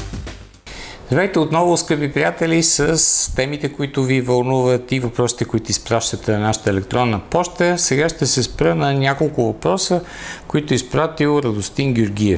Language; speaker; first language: Bulgarian; native; Bulgarian